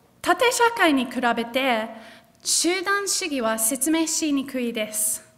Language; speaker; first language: Japanese; non-native, fluent; English